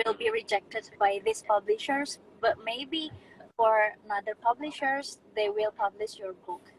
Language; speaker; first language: English; non-native, fluent; Indonesian